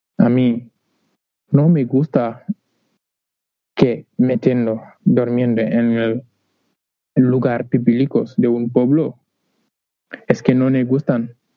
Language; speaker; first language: Spanish; non-native, learner; Wolof